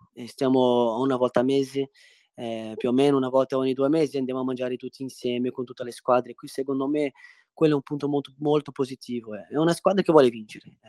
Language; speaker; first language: Italian; non-native, fluent; Portuguese